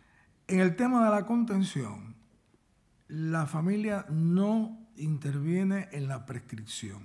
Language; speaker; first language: Spanish; native; Spanish